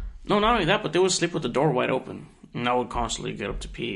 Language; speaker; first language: English; early bilingual, other home language; Spanish